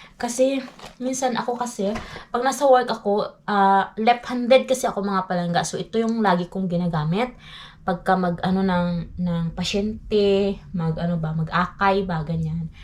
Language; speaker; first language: Filipino; non-native, local second language; Cebuano